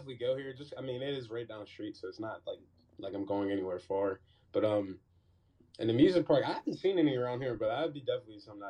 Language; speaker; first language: English; native; English